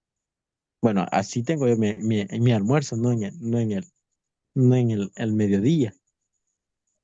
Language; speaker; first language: Spanish; native; Spanish